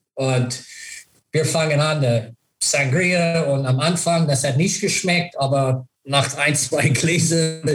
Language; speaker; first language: German; non-native, fluent; English